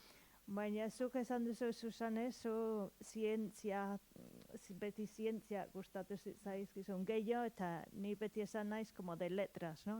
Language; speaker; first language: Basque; non-native, learner; English